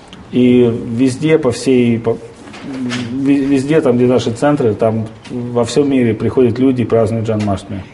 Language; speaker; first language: Russian; native; Russian